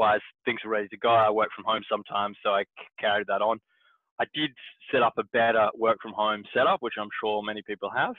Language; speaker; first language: English; native; English